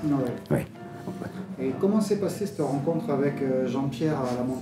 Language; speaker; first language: French; native; French